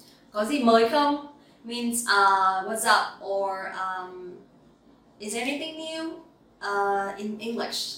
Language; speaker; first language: English; non-native, fluent; Vietnamese